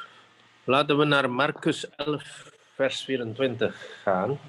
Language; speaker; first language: Dutch; non-native, fluent; Indonesian